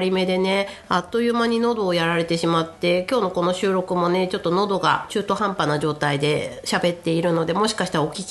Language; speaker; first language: Japanese; native; Japanese